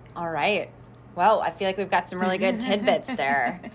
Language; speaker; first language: English; native; English